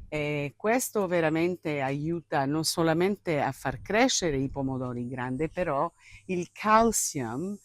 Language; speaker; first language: Italian; early bilingual, heritage; Italian